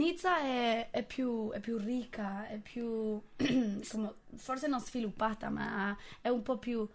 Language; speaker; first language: Italian; non-native, fluent; English